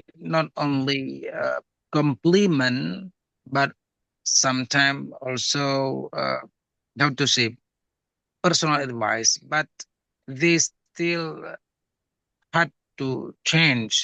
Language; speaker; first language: English; non-native, fluent; Indonesian